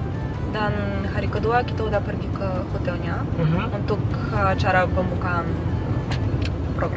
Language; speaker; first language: Indonesian; non-native, fluent; Bulgarian